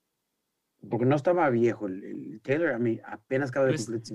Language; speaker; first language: Spanish; early bilingual, heritage; Spanish